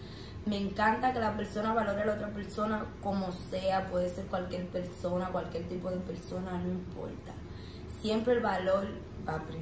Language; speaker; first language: Spanish; native; Spanish